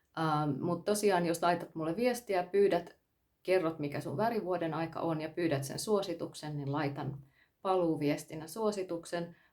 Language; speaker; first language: Finnish; native; Finnish